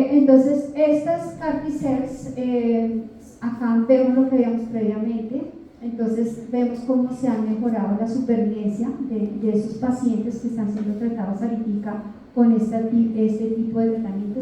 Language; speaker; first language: Spanish; native; Spanish